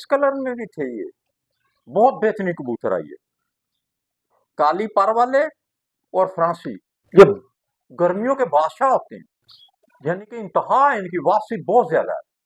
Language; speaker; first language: Hindi; non-native, local second language; Punjabi